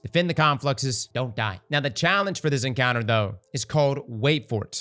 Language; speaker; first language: English; native; English